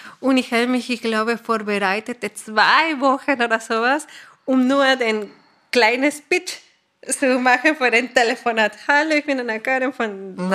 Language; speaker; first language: German; non-native, fluent; Spanish